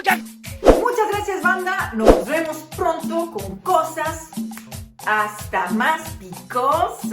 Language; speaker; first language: Spanish; non-native, fluent; Serbian